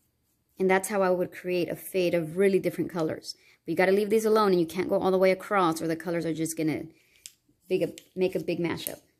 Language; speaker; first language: English; native; English